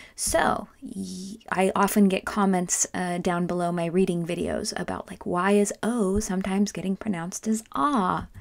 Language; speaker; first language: English; native; English